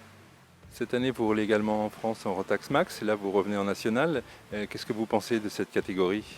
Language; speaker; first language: French; native; French